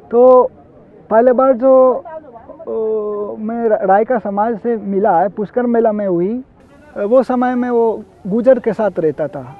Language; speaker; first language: Hindi; non-native, learner; Italian